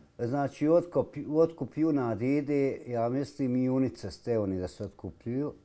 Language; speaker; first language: Serbian; native; Serbian